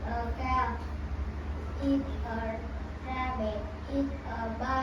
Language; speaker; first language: English; non-native, learner; Vietnamese